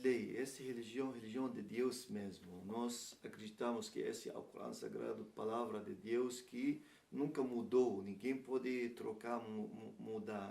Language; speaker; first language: Portuguese; non-native, learner; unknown